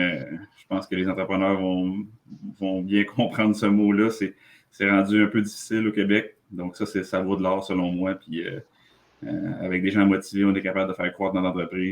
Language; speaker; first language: French; native; French